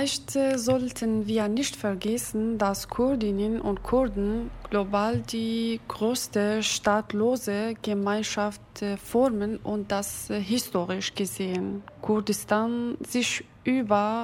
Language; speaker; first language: German; non-native, fluent; Kurdish